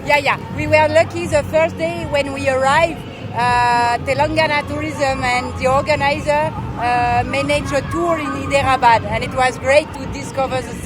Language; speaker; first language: English; non-native, learner; French